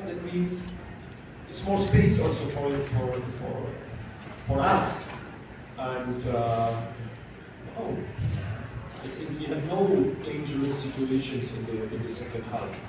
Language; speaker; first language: English; non-native, fluent; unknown